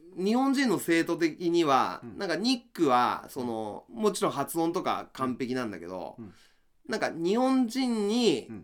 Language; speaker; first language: Japanese; native; Japanese